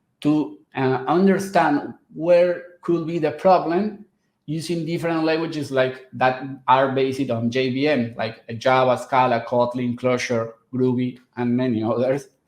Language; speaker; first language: English; non-native, fluent; Spanish